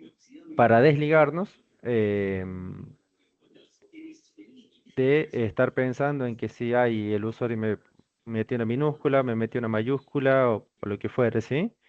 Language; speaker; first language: Spanish; native; Spanish